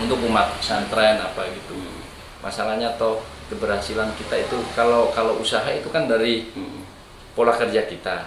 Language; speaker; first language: Indonesian; native; Indonesian